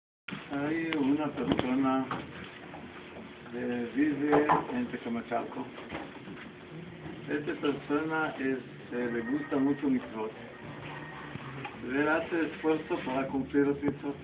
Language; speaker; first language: Spanish; non-native, learner; Hebrew